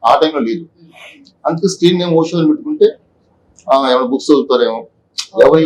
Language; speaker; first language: Telugu; native; Telugu